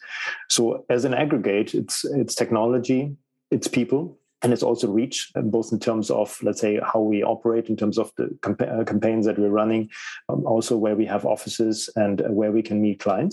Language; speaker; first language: English; non-native, fluent; German